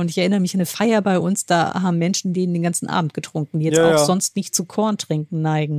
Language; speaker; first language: German; native; German